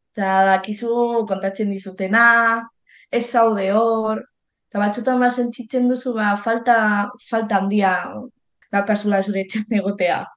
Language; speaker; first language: Basque; non-native, local second language; Spanish